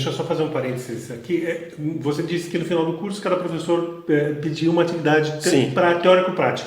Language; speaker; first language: Portuguese; native; Portuguese